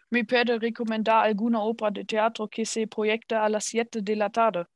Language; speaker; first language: Spanish; non-native, learner; German